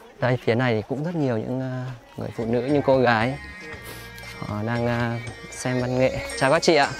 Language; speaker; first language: Vietnamese; native; Vietnamese